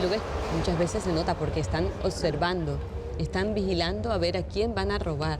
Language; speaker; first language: Spanish; native; Spanish